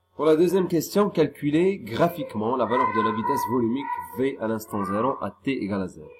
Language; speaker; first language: French; non-native, local second language; Arabic